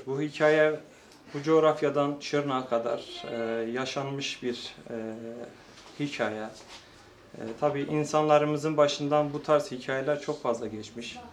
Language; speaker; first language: Turkish; non-native, local second language; Kurdish